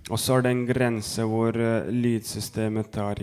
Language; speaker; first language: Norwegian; non-native, fluent; Lithuanian